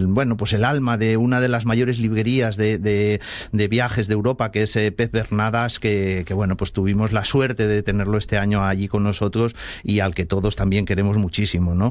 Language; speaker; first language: Spanish; native; Spanish